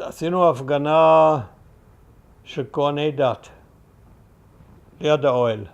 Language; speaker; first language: Hebrew; early bilingual, other home language; German